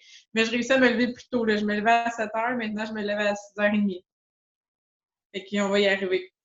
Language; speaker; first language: French; native; French